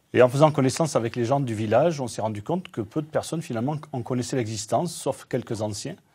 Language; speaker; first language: French; native; French